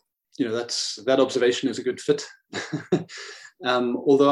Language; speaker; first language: English; native; English